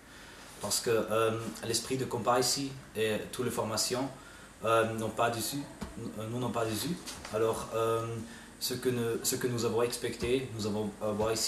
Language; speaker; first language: French; non-native, fluent; German